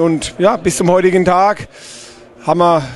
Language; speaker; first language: German; native; German